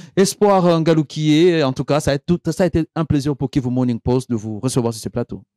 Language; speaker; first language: French; non-native, local second language; Swahili